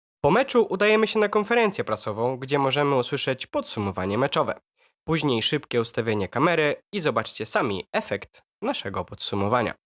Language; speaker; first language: Polish; native; Polish